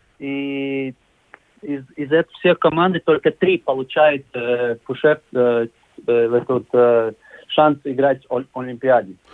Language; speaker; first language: Russian; non-native, local second language; Latvian